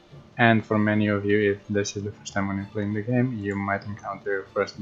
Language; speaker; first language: English; non-native, fluent; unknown